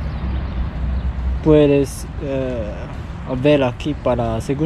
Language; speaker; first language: Spanish; non-native, learner; Japanese